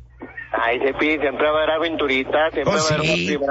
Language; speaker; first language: Spanish; native; Spanish